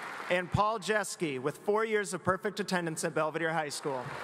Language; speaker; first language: English; native; English